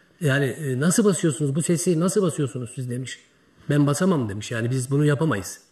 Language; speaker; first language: Turkish; native; Turkish